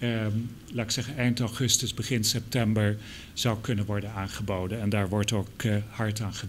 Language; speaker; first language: Dutch; native; Dutch